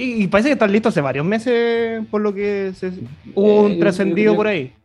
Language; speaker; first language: Spanish; native; Spanish